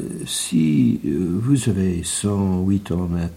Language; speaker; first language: French; non-native, learner; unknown